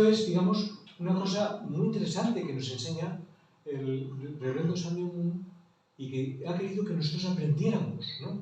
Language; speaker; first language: Spanish; native; Spanish